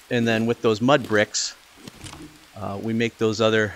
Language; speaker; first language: English; native; English